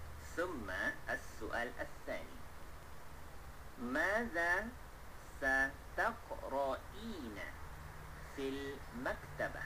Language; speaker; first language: Arabic; non-native, fluent; Malay